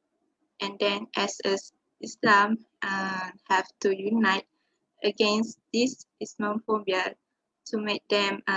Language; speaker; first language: English; non-native, local second language; Malay